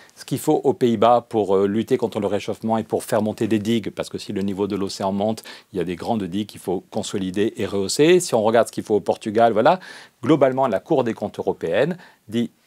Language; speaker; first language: French; native; French